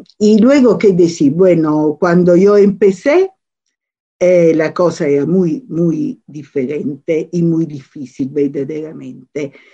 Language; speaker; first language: Spanish; non-native, fluent; Italian